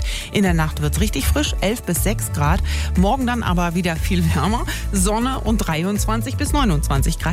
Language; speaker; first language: German; native; German